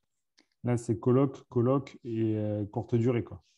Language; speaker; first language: French; native; French